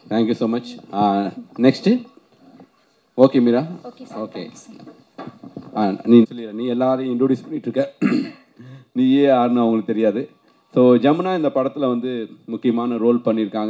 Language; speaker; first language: Tamil; native; Tamil